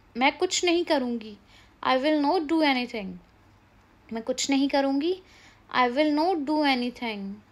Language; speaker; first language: Hindi; native; Hindi